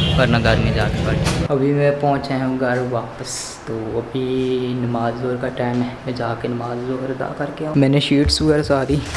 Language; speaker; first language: Urdu; non-native, local second language; Punjabi